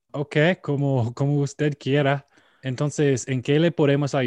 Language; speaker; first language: Spanish; non-native, learner; English